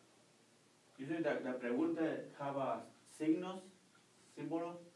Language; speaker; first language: English; non-native, learner; Spanish